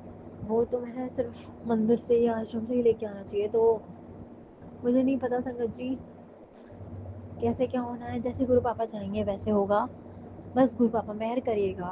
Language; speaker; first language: Hindi; native; Hindi